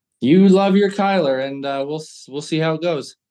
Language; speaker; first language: English; native; English